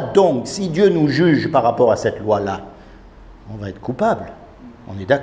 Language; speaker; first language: French; native; French